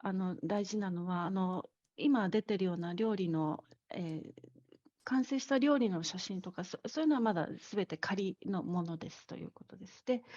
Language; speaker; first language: Japanese; native; Japanese